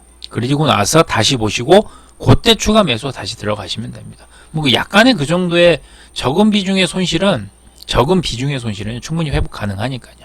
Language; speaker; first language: Korean; native; Korean